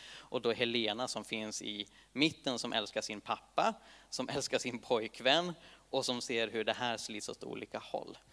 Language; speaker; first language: Swedish; native; Swedish